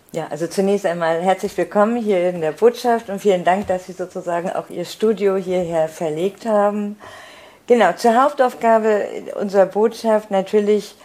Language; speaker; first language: German; native; German